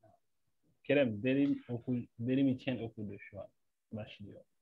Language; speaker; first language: Turkish; non-native, learner; French